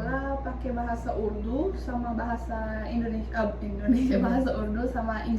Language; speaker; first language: Indonesian; early bilingual, heritage; Arabic